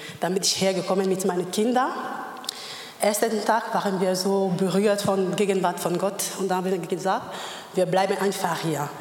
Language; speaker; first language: German; non-native, learner; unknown